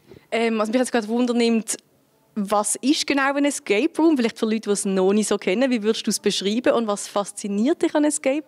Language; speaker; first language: German; native; German